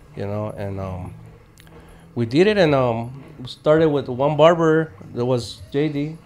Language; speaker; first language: English; native; English